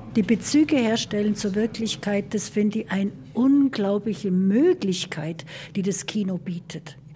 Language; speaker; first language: German; native; German